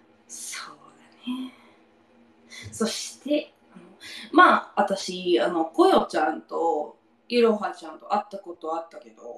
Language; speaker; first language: Japanese; non-native, learner; English